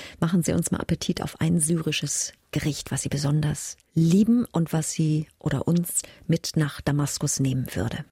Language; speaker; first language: German; native; German